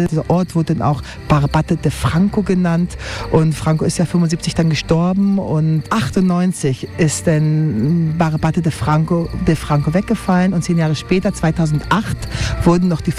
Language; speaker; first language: German; native; German